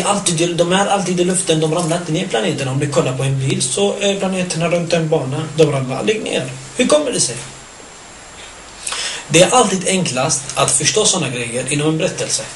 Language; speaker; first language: Swedish; early bilingual, other home language; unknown